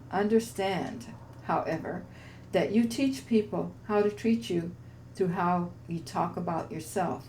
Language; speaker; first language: English; native; English